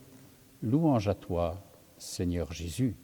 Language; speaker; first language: French; native; French